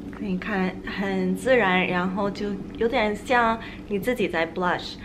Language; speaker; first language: Chinese; early bilingual, heritage; Chinese